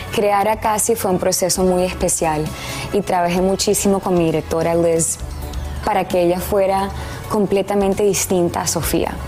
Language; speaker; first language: Spanish; early bilingual, heritage; Spanish